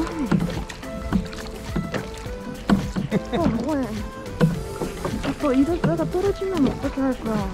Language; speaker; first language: Korean; non-native, fluent; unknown